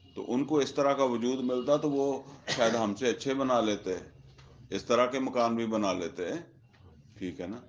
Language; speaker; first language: Urdu; non-native, local second language; Punjabi